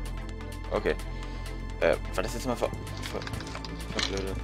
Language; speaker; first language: German; native; German